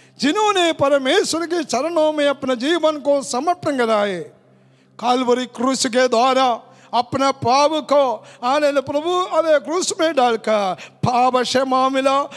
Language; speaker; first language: Hindi; non-native, local second language; Malayalam